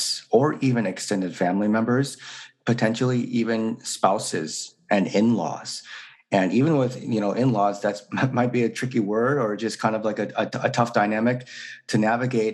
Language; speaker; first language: English; native; English